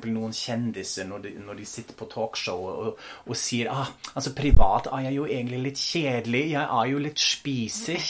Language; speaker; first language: Norwegian; non-native, fluent; German